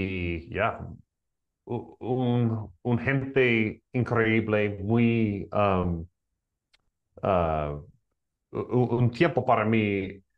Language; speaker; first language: Spanish; non-native, learner; English